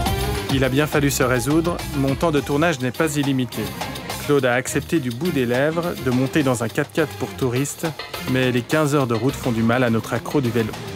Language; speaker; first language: French; native; French